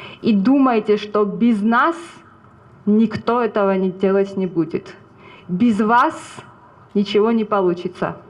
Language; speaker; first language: Russian; non-native, fluent; Georgian